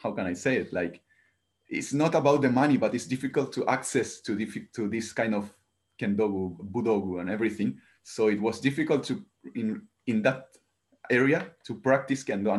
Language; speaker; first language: English; non-native, learner; Spanish